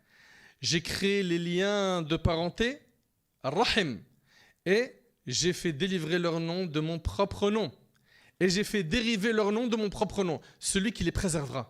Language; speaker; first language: French; native; French